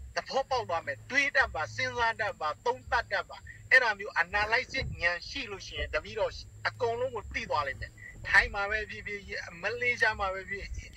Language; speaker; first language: Burmese; native; Burmese